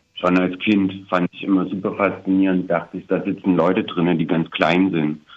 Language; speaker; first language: German; non-native, fluent; English